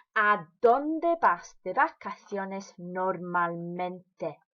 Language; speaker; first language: Spanish; non-native, fluent; English